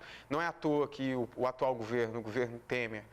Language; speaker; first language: Portuguese; native; Portuguese